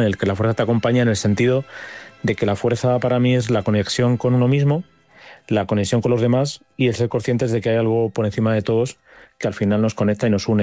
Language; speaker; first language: Spanish; native; Spanish